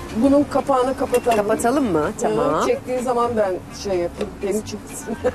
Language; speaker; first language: Turkish; native; Turkish